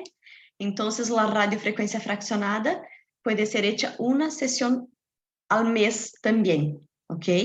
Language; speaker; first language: Spanish; non-native, fluent; Portuguese